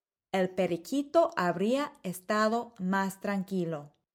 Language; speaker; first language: Spanish; non-native, fluent; English